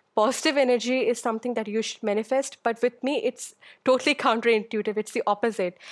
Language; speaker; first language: English; non-native, local second language; Urdu